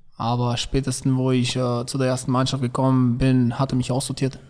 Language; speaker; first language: German; native; German